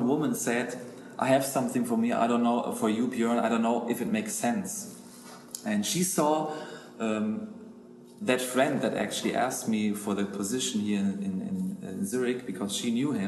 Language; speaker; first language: English; non-native, fluent; German